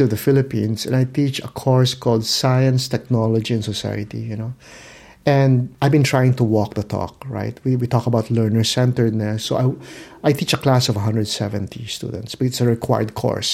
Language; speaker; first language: English; non-native, local second language; Filipino